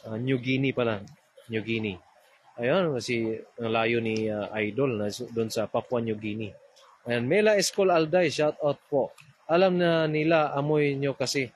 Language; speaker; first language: Filipino; non-native, local second language; Cebuano